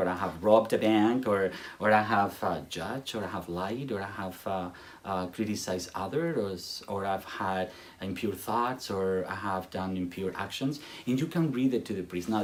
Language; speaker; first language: English; non-native, fluent; Spanish